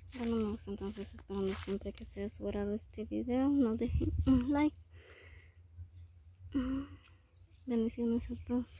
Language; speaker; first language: Spanish; native; Spanish